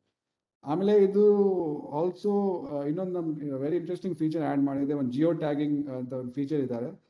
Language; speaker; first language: Kannada; non-native, local second language; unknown